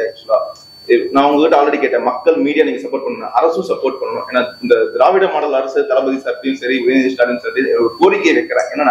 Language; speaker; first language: Tamil; native; Tamil